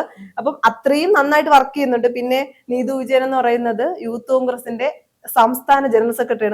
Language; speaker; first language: Malayalam; native; Malayalam